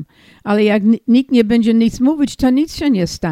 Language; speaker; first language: Polish; early bilingual, heritage; English